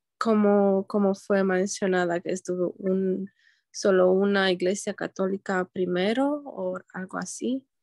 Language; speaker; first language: Spanish; non-native, learner; Romanian